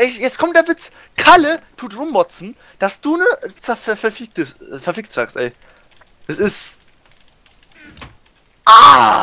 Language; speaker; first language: German; native; German